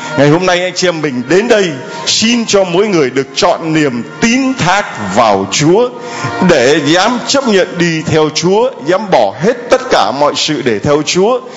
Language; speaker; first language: Vietnamese; native; Vietnamese